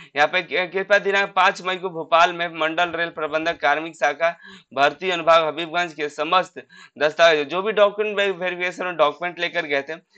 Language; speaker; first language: Hindi; native; Hindi